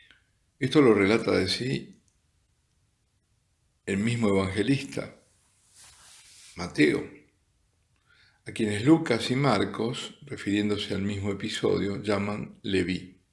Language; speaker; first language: Spanish; native; Spanish